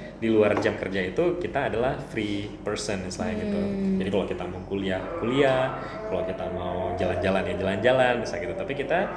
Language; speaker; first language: Indonesian; non-native, local second language; Achinese